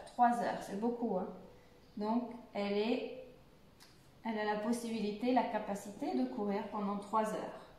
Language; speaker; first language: French; native; French